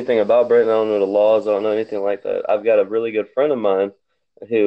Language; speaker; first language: English; native; English